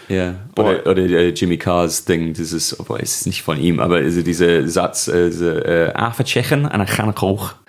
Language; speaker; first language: German; non-native, fluent; English